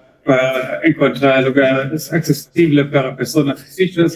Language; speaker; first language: Spanish; non-native, learner; German